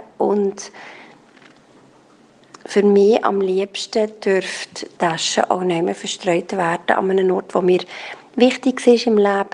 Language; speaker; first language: German; native; German